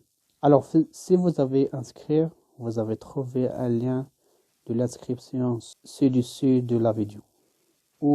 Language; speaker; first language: French; non-native, learner; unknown